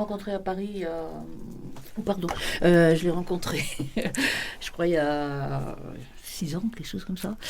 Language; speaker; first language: French; native; French